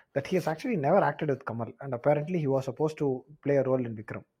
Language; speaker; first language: English; non-native, local second language; Tamil